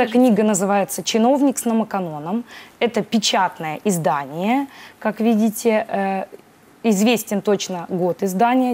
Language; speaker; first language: Russian; native; Russian